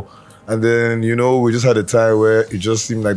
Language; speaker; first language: English; native; English